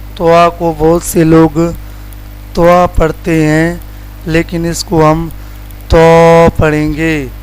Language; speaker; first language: Urdu; non-native, local second language; Sindhi